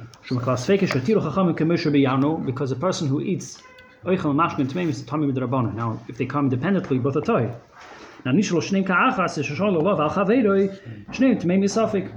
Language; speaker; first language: English; native; English